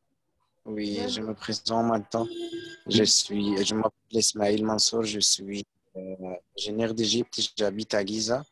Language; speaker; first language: French; non-native, fluent; Arabic